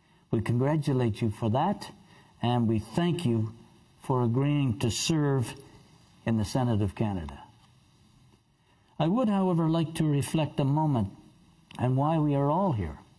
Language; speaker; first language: English; native; English